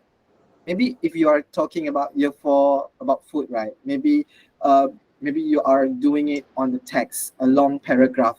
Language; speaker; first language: English; non-native, local second language; Malay